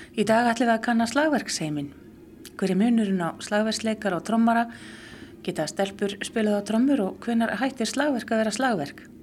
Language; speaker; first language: Icelandic; native; Icelandic